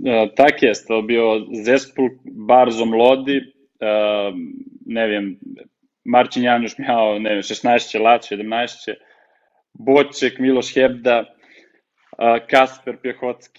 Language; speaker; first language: Polish; non-native, fluent; Serbian